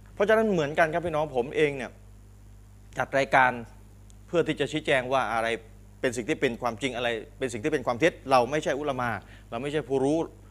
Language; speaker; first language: Thai; native; Thai